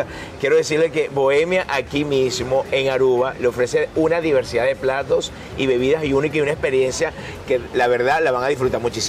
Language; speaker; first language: Spanish; native; Spanish